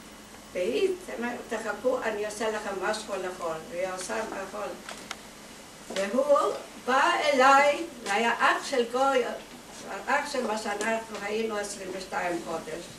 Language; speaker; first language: Hebrew; non-native, fluent; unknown